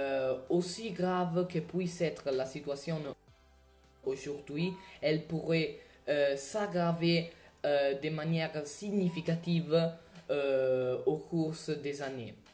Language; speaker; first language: French; non-native, learner; Italian